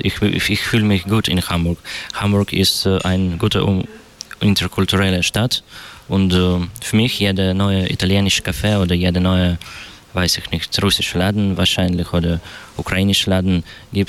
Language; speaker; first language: German; non-native, learner; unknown